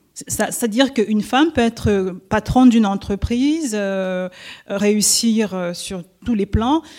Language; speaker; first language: French; native; French